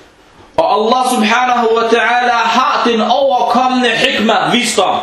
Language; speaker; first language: Danish; non-native, fluent; Arabic